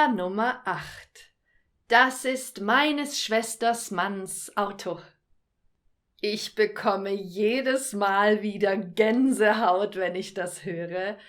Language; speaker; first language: German; native; German